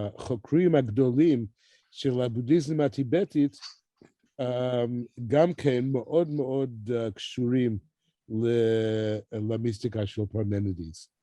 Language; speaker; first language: Hebrew; non-native, fluent; English